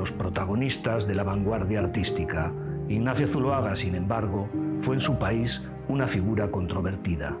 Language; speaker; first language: Spanish; native; Spanish